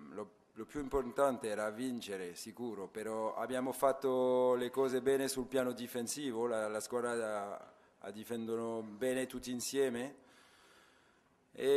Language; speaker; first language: Italian; non-native, fluent; French